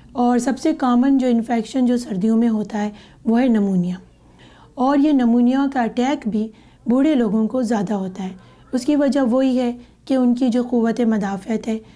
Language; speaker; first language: Urdu; native; Urdu